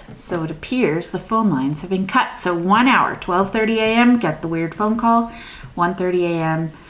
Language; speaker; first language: English; native; English